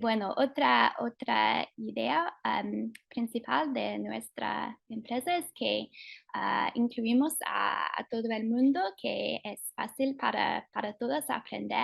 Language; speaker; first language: Spanish; non-native, fluent; English